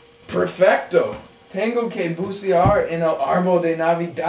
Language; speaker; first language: Spanish; non-native, learner; English